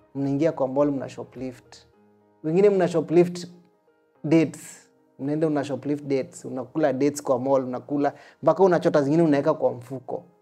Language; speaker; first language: Swahili; native; Swahili